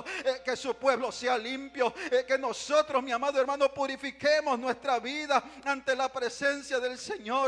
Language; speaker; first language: Spanish; native; Spanish